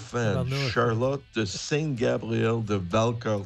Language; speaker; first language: French; non-native, fluent; English